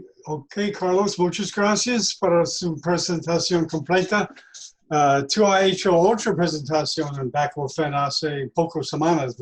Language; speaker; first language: Spanish; non-native, learner; English